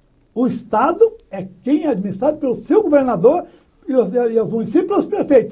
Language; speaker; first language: Portuguese; native; Portuguese